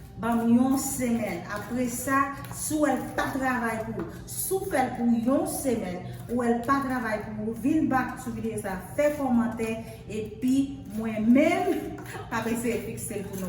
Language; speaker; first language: French; non-native, learner; Haitian Creole